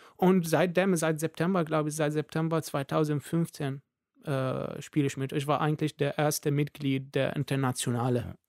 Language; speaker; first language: German; non-native, fluent; Arabic